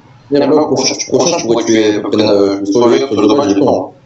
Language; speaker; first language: French; native; French